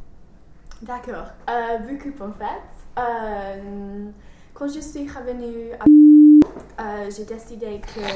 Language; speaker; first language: French; non-native, learner; English